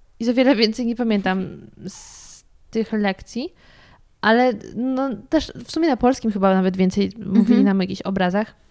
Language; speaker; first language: Polish; native; Polish